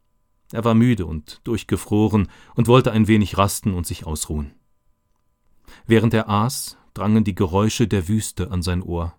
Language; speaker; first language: German; native; German